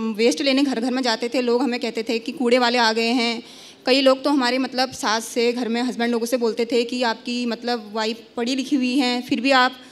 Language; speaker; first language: Hindi; native; Hindi